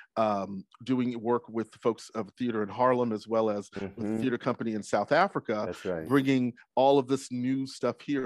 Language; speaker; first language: English; native; English